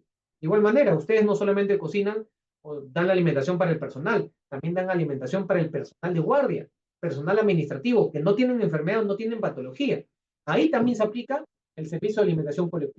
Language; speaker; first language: Spanish; native; Spanish